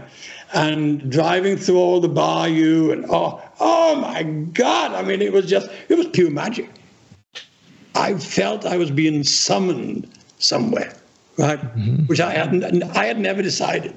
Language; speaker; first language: English; native; English